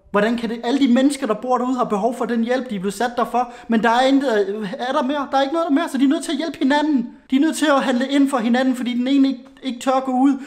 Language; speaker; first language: Danish; native; Danish